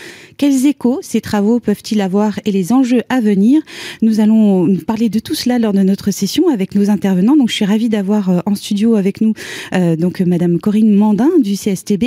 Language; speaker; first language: French; native; French